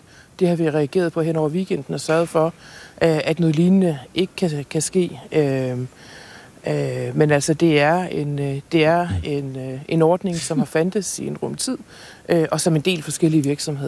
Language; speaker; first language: Danish; native; Danish